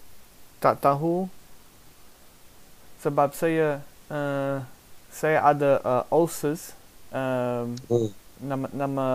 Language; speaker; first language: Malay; non-native, learner; English